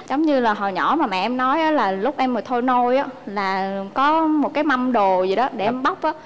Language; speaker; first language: Vietnamese; native; Vietnamese